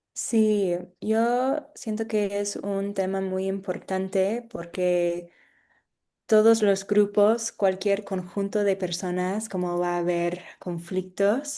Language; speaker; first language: Spanish; non-native, fluent; English